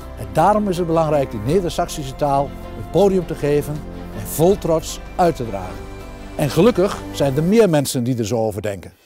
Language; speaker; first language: Dutch; native; Dutch